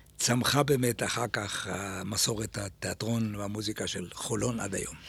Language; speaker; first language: Hebrew; native; Hebrew